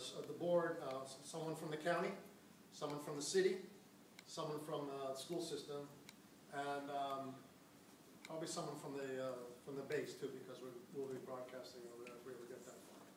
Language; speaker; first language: English; native; English